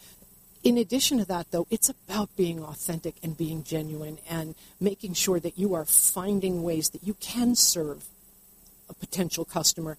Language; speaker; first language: English; native; English